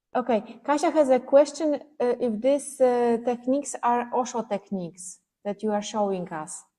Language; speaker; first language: English; non-native, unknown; Polish